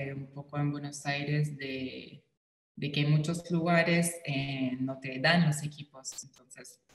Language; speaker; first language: Spanish; non-native, fluent; French